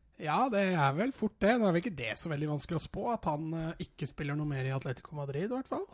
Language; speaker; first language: Norwegian; native; Norwegian